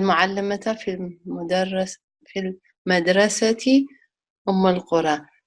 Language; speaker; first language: Arabic; non-native, learner; Tigrinya